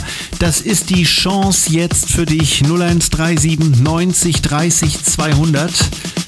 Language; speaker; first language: German; native; German